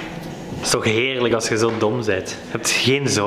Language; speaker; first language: Dutch; native; Dutch